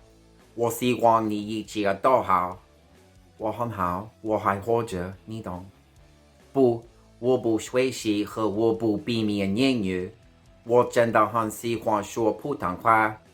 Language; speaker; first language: Chinese; non-native, learner; English